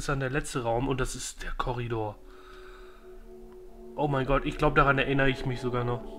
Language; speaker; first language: German; native; German